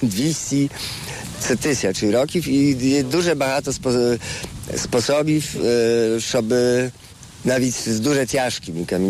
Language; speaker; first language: Ukrainian; non-native, fluent; Polish